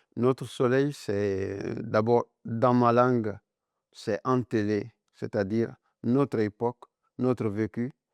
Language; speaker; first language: French; non-native, local second language; Mandingo